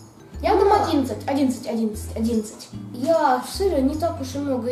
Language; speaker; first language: Russian; early bilingual, heritage; Russian